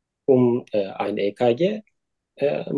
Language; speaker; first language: German; non-native, learner; Turkish